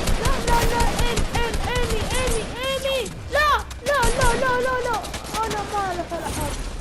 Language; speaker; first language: Arabic; native; Arabic